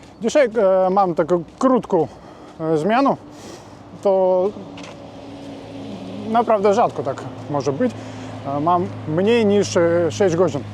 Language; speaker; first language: Polish; non-native, fluent; Russian